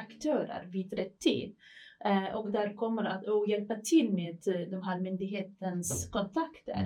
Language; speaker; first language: Swedish; non-native, fluent; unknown